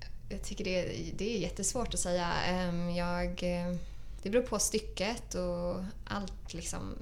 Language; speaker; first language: Swedish; native; Swedish